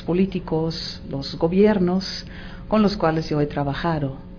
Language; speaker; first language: Spanish; non-native, fluent; Dutch